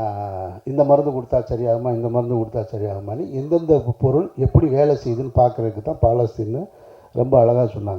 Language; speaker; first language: Tamil; native; Tamil